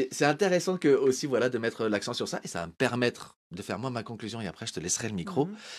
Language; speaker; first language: French; early bilingual, other home language; Portuguese